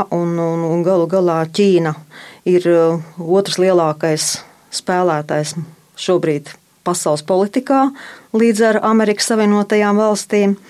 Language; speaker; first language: Latvian; native; Latvian